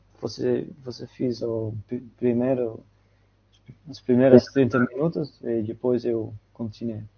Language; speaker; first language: Portuguese; non-native, fluent; Dutch